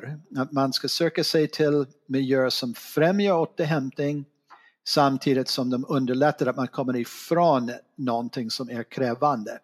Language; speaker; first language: Swedish; non-native, fluent; English